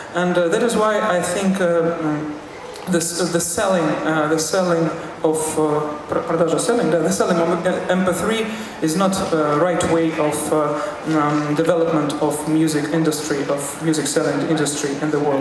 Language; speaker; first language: English; non-native, fluent; Russian